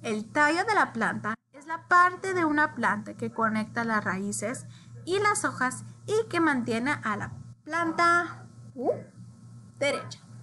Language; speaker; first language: Spanish; early bilingual, heritage; English